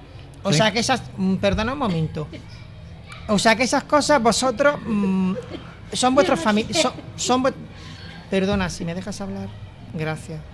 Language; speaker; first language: Spanish; native; Spanish